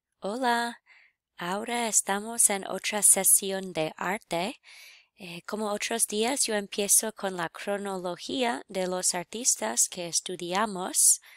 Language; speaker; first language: Spanish; non-native, fluent; English